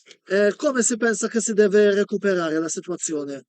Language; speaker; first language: Italian; non-native, fluent; Maltese